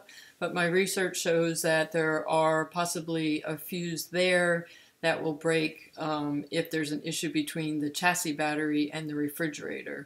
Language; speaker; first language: English; native; English